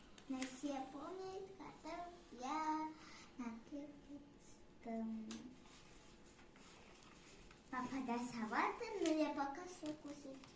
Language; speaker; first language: Russian; non-native, local second language; Kazakh